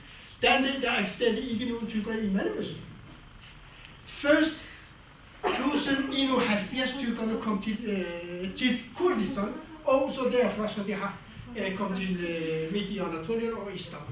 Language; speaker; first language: Danish; non-native, fluent; Kurdish